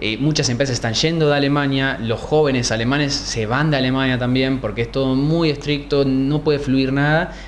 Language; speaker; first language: Spanish; native; Spanish